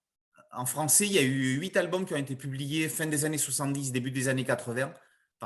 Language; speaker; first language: French; native; French